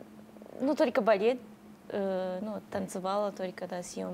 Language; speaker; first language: Russian; non-native, learner; Japanese